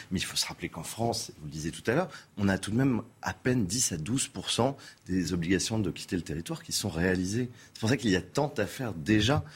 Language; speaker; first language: French; native; French